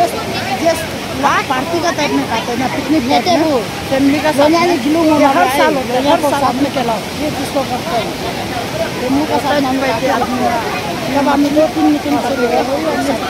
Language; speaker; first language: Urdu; non-native, local second language; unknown